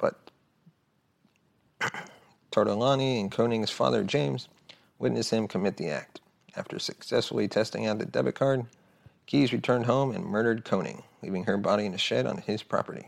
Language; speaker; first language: English; native; English